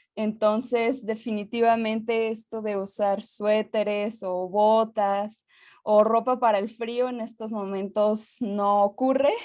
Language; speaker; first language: Spanish; native; Spanish